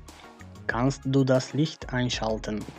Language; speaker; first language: German; non-native, fluent; Macedonian